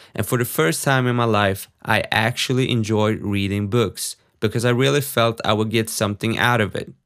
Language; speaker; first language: English; non-native, fluent; Swedish